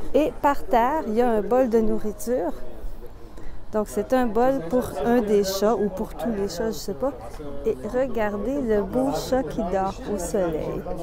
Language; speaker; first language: French; native; French